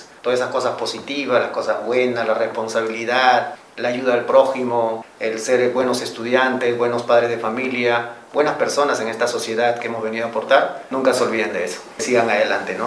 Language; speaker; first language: Spanish; native; Spanish